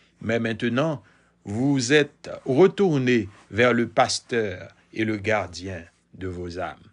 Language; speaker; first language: French; non-native, local second language; Haitian Creole